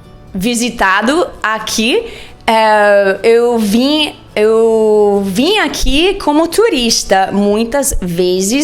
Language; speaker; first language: Portuguese; non-native, learner; English